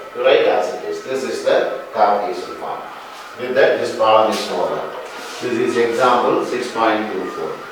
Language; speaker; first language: English; non-native, local second language; Tamil